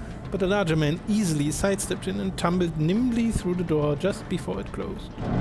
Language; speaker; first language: English; non-native, fluent; German